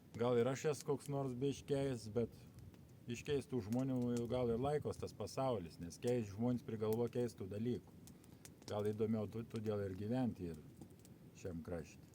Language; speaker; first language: Lithuanian; native; Lithuanian